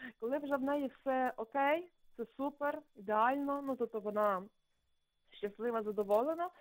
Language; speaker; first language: Ukrainian; native; Ukrainian